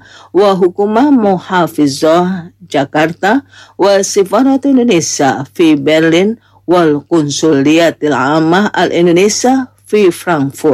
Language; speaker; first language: Arabic; non-native, fluent; Indonesian